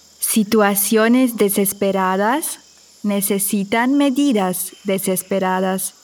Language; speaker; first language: Spanish; non-native, fluent; German